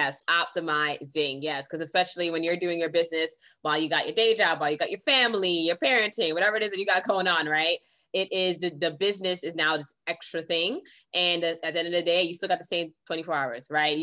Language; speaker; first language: English; native; English